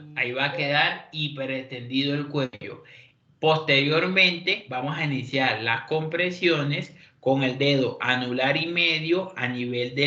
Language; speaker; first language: Spanish; native; Spanish